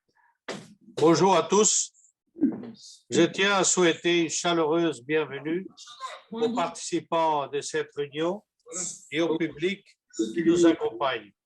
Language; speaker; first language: French; non-native, fluent; Portuguese